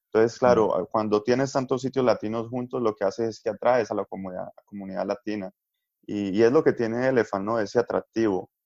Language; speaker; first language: Spanish; native; Spanish